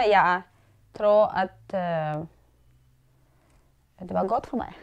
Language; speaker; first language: Danish; non-native, fluent; Russian